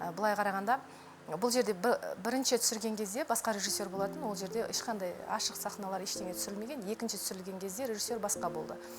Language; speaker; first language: Kazakh; early bilingual, heritage; Kazakh